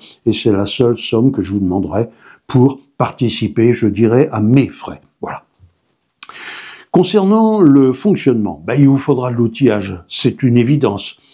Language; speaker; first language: French; native; French